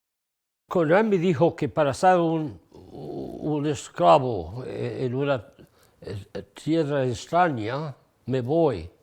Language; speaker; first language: Spanish; early bilingual, heritage; English